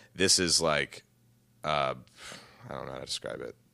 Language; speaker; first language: English; native; English